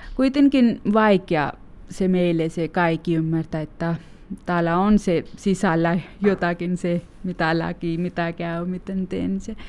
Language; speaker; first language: Finnish; non-native, fluent; Urdu